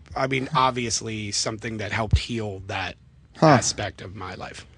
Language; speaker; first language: English; native; English